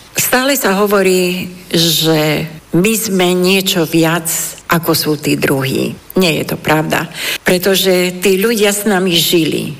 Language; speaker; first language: Slovak; non-native, local second language; Romany